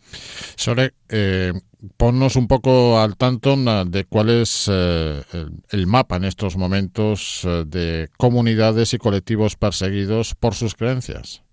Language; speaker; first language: Spanish; native; Spanish